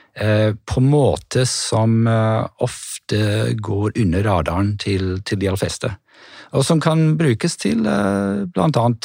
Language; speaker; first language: Norwegian; non-native, fluent; English